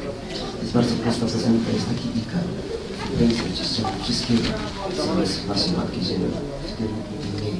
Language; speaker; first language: Polish; non-native, learner; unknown